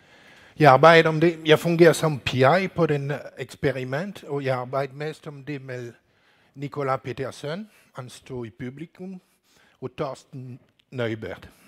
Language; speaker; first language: Danish; non-native, learner; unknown